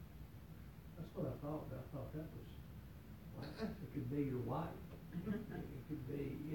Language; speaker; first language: English; native; English